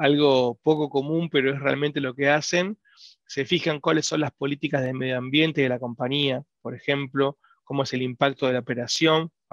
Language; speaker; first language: Spanish; native; Spanish